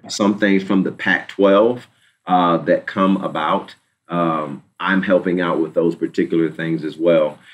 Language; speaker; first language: English; native; English